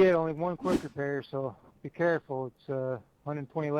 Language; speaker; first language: English; native; English